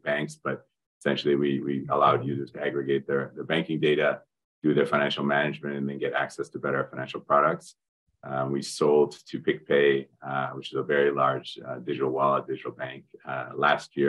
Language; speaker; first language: English; native; English